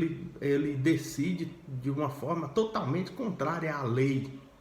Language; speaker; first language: Portuguese; native; Portuguese